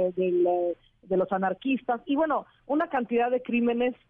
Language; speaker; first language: Spanish; non-native, fluent; Italian